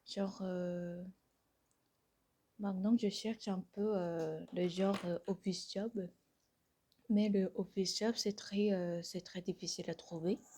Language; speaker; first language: French; non-native, fluent; Korean